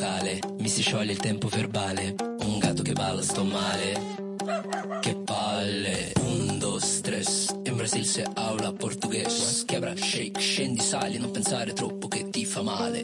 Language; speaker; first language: Italian; native; Italian